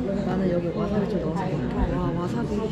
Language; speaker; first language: Korean; native; Korean